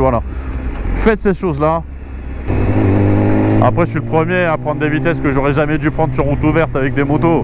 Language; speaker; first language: French; native; French